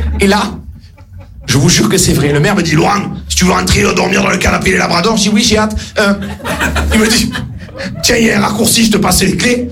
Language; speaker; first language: French; native; French